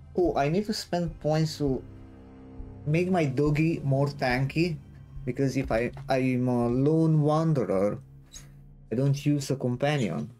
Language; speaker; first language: English; non-native, fluent; Romanian